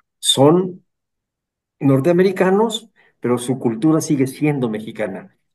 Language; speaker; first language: Spanish; native; Spanish